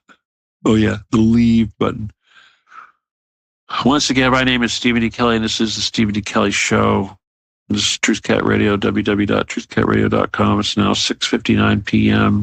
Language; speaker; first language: English; native; English